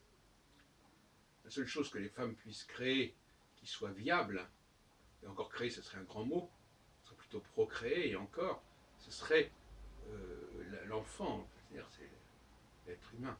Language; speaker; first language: French; native; French